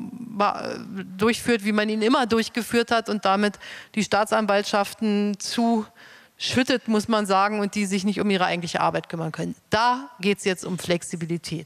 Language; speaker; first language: German; native; German